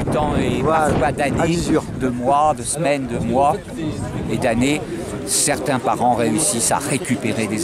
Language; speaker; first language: French; native; French